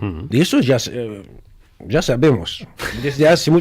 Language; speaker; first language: Spanish; non-native, fluent; Arabic